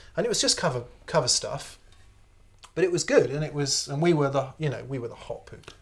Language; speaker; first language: English; native; English